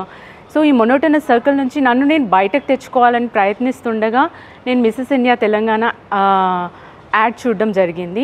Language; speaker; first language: Telugu; native; Telugu